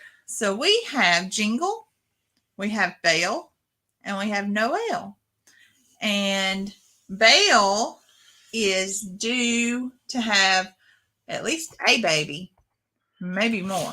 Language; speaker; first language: English; native; English